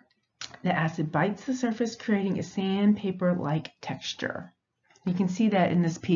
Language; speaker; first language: English; native; English